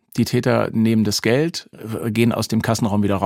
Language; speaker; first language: German; native; German